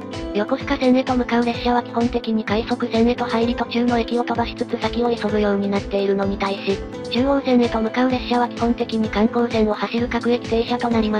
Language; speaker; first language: Japanese; native; Japanese